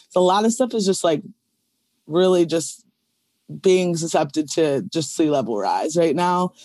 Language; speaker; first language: English; native; English